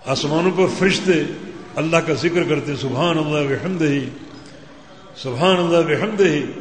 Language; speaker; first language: Urdu; native; Urdu